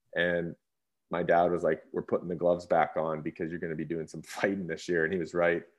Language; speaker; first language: English; native; English